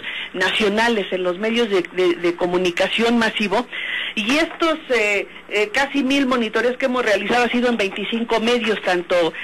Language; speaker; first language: Spanish; native; Spanish